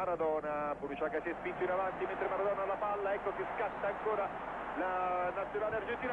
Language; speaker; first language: Italian; native; Italian